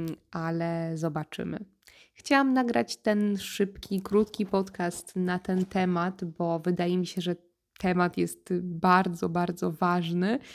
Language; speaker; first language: Polish; native; Polish